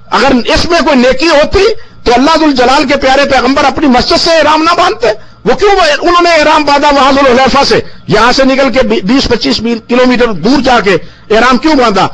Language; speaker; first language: Urdu; non-native, local second language; Punjabi